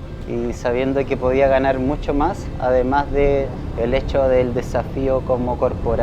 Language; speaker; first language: Spanish; native; Spanish